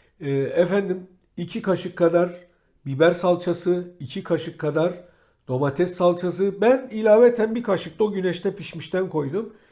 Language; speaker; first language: Turkish; native; Turkish